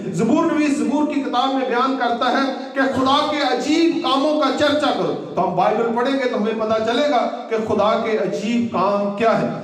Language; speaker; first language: Urdu; non-native, local second language; Punjabi